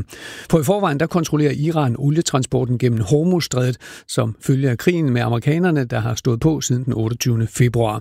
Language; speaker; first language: Danish; native; Danish